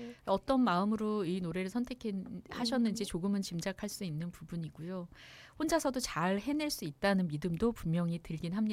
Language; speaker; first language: Korean; native; Korean